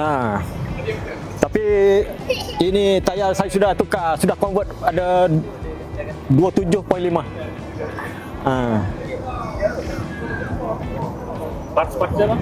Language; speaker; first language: Malay; native; Malay